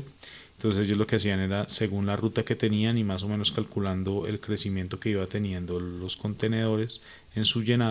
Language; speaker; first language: Spanish; native; Spanish